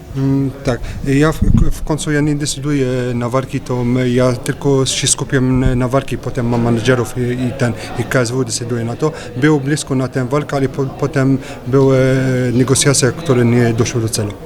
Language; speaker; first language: Polish; non-native, learner; French